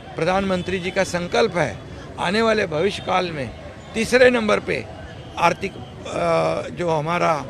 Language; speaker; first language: Hindi; non-native, local second language; Marathi